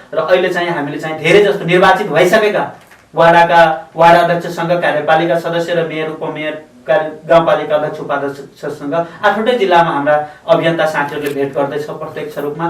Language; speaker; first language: Nepali; non-native, local second language; Maithili